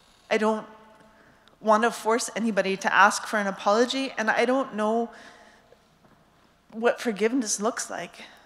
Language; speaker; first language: English; native; English